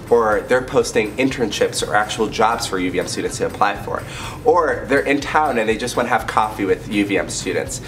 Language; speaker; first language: English; native; English